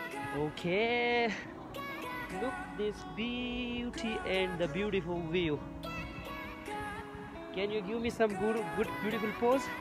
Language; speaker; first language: English; non-native, local second language; Urdu